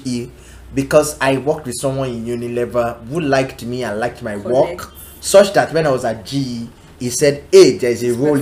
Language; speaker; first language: English; non-native, local second language; Yoruba